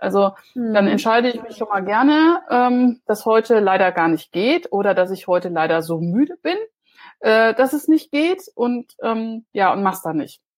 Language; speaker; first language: German; native; German